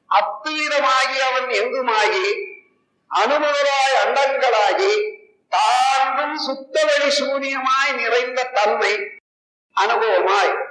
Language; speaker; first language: Tamil; native; Tamil